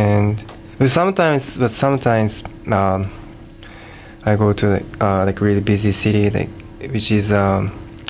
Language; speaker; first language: English; non-native, learner; Japanese